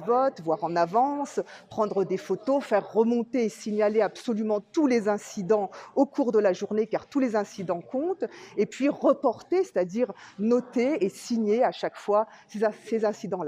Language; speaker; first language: French; native; French